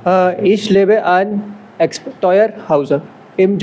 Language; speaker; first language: German; non-native, learner; Hindi